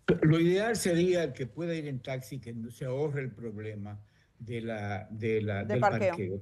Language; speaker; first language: Spanish; native; Spanish